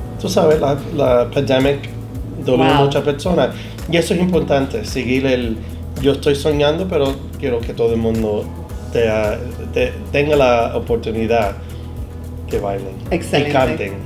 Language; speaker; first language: Spanish; early bilingual, heritage; Spanish